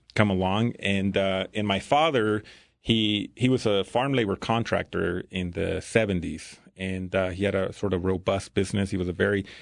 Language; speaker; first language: English; early bilingual, other home language; Spanish